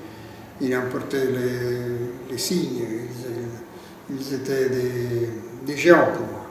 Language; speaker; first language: French; non-native, fluent; Italian